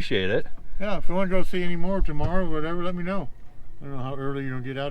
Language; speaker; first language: English; native; English